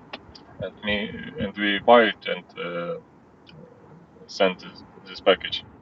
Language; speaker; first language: English; non-native, learner; Ukrainian